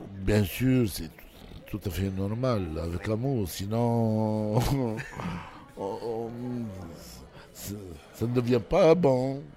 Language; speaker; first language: French; non-native, local second language; Arabic